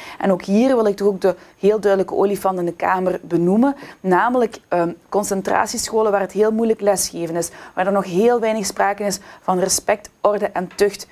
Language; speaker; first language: Dutch; native; Dutch